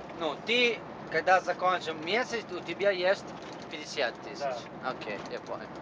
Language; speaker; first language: Russian; non-native, learner; Italian